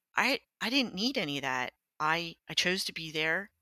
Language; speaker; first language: English; native; English